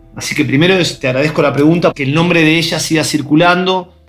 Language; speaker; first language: Spanish; native; Spanish